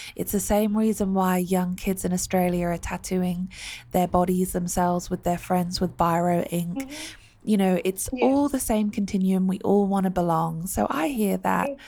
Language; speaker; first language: English; native; English